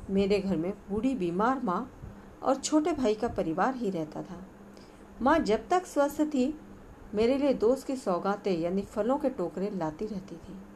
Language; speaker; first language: Hindi; non-native, local second language; Marathi